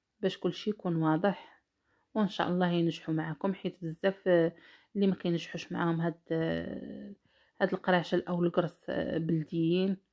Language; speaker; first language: Arabic; native; Arabic